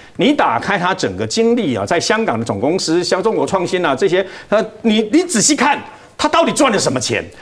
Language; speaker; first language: Chinese; native; Chinese